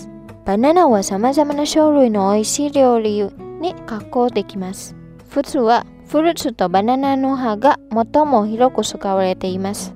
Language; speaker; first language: Japanese; non-native, fluent; Indonesian